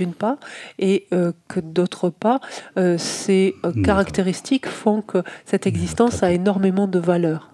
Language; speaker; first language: French; native; French